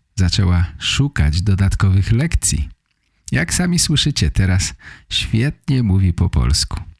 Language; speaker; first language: Polish; native; Polish